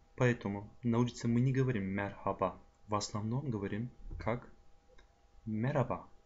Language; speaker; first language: Russian; non-native, fluent; Turkish